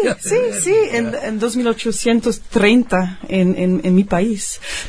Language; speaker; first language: Spanish; non-native, fluent; Dutch